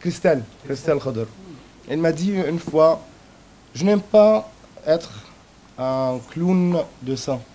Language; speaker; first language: French; non-native, fluent; Arabic